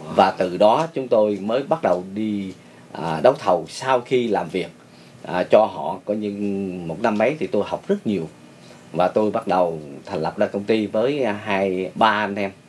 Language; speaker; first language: Vietnamese; native; Vietnamese